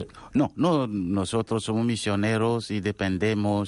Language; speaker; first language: Spanish; non-native, fluent; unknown